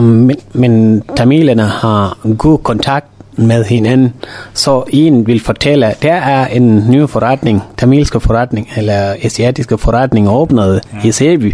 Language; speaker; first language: Danish; non-native, learner; Tamil